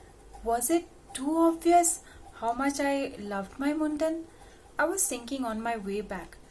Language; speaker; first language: English; non-native, local second language; Hindi